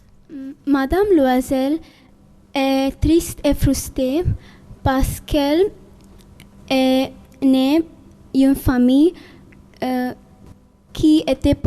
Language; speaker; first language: French; non-native, learner; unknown